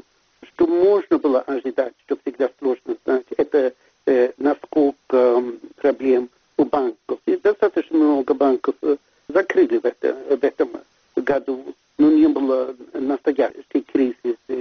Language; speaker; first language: Russian; non-native, fluent; Swedish